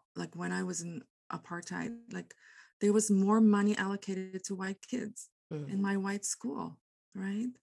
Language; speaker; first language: English; non-native, local second language; Afrikaans